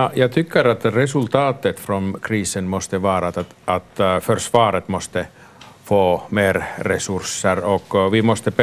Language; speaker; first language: Swedish; non-native, local second language; Finnish